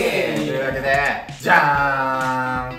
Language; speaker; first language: Japanese; native; Japanese